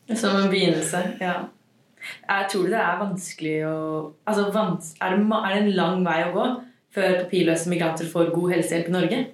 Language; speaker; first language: Norwegian; native; Norwegian